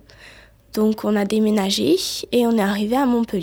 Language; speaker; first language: French; native; French